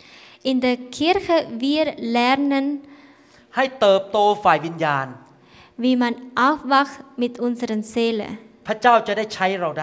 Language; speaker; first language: German; non-native, fluent; Thai